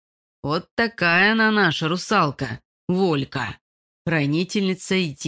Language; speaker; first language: Russian; native; Russian